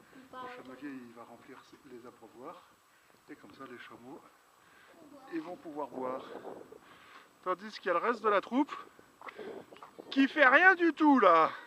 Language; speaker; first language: French; native; French